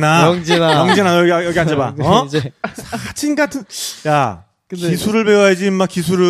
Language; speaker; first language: Korean; native; Korean